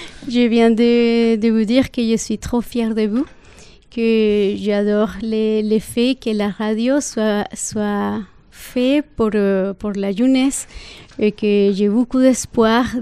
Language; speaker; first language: French; non-native, fluent; Spanish